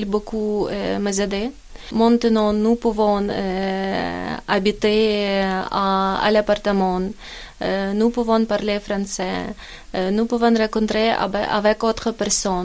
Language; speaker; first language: French; non-native, learner; Ukrainian